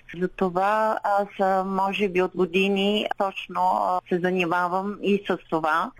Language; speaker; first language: Bulgarian; non-native, local second language; Turkish